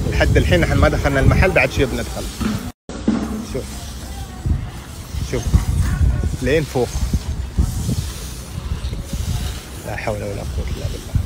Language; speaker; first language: Arabic; native; Arabic